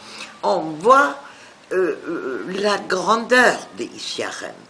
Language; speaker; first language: French; non-native, fluent; German